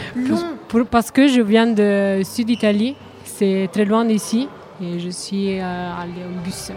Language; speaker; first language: French; non-native, learner; Italian